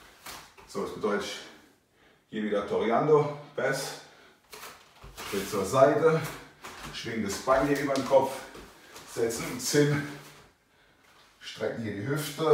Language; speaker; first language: German; native; German